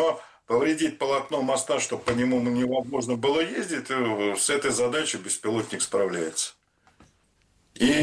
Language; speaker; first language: Russian; native; Russian